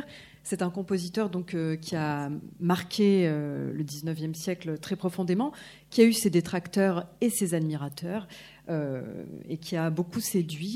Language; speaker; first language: French; native; French